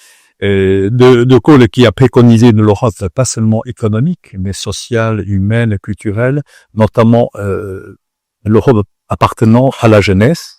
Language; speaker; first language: French; non-native, fluent; Chinese